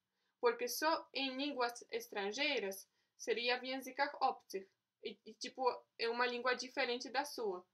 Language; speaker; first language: Portuguese; non-native, fluent; Polish